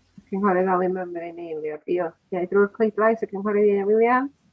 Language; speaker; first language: Welsh; native; Welsh